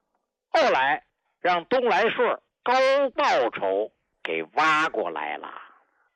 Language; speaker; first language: Chinese; native; Chinese